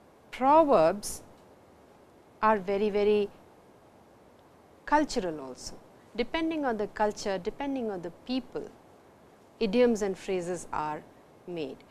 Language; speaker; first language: English; non-native, local second language; Hindi